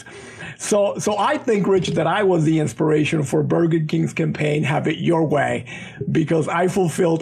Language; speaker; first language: English; non-native, fluent; Spanish